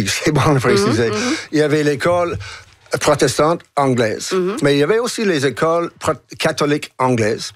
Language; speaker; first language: French; non-native, local second language; English